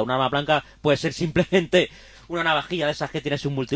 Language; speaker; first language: Spanish; native; Spanish